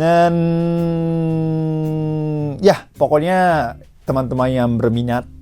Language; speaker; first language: Indonesian; non-native, fluent; Japanese